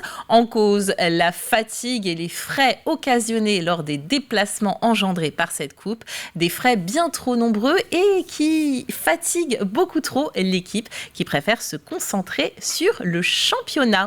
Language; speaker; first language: French; native; French